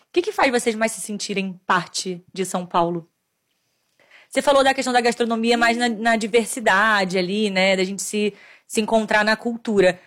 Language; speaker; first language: Portuguese; native; Portuguese